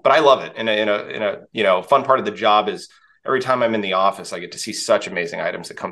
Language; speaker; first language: English; native; English